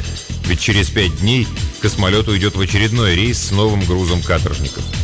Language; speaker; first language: Russian; native; Russian